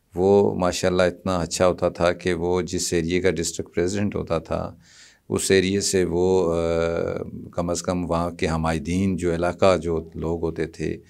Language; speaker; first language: Urdu; non-native, local second language; Punjabi